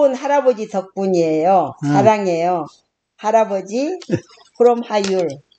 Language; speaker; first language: Korean; native; Korean